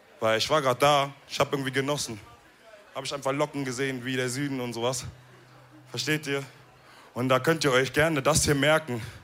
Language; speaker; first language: German; early bilingual, other home language; Wolof